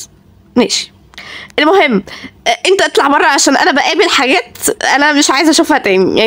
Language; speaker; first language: Arabic; native; Arabic